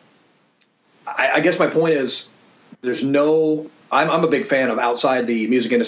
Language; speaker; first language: English; native; English